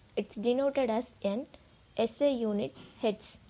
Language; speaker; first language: English; non-native, local second language; Tamil